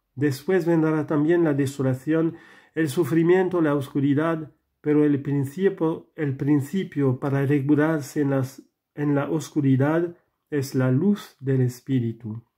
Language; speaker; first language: Spanish; non-native, fluent; French